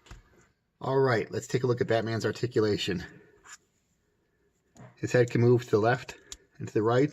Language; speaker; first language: English; native; English